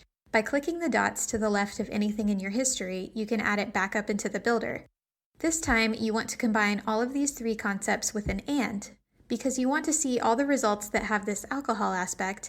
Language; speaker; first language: English; native; English